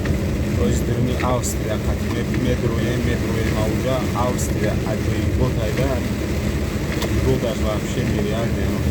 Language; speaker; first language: Russian; non-native, local second language; Tajik